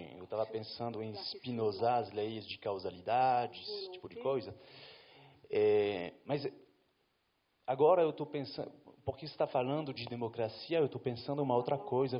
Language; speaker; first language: Portuguese; non-native, fluent; French